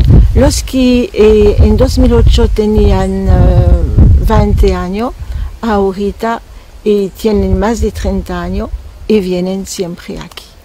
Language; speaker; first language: Spanish; non-native, fluent; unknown